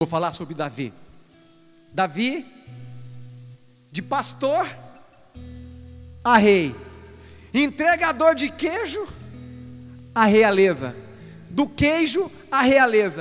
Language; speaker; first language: Portuguese; native; Portuguese